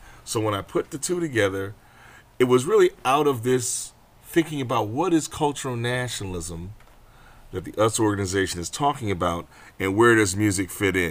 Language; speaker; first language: English; native; English